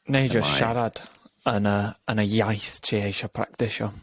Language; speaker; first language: Welsh; non-native, local second language; English